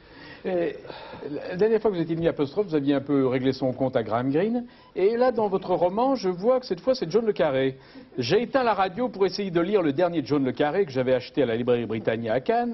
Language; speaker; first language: French; native; French